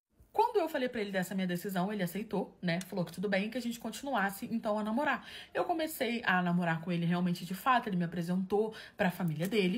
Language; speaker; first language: Portuguese; native; Portuguese